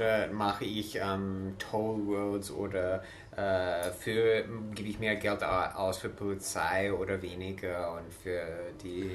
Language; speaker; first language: German; non-native, fluent; English